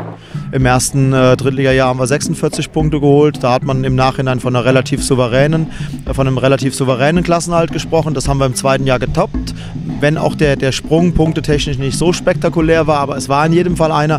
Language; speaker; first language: German; native; German